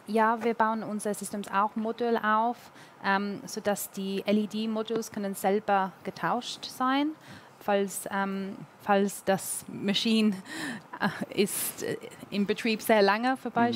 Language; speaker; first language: German; non-native, learner; English